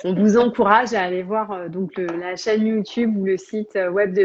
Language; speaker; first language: French; native; French